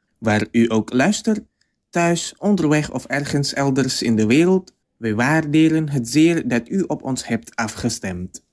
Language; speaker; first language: Dutch; non-native, fluent; Indonesian